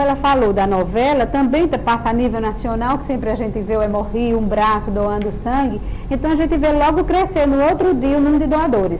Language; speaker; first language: Portuguese; native; Portuguese